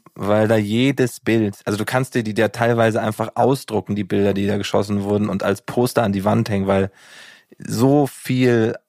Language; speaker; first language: German; native; German